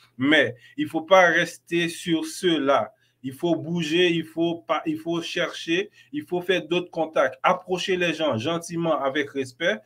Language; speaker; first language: French; non-native, local second language; Haitian Creole